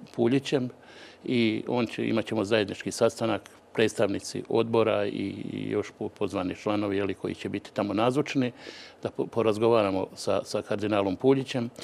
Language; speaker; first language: Croatian; native; Croatian